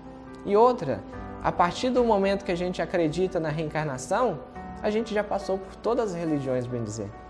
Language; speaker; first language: Portuguese; native; Portuguese